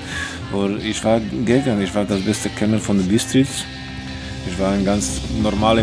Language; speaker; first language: German; non-native, fluent; Romanian